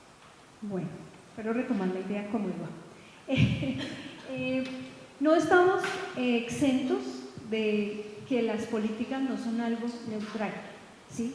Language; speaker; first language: Spanish; native; Spanish